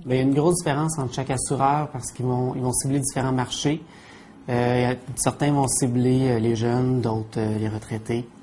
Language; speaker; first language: French; native; French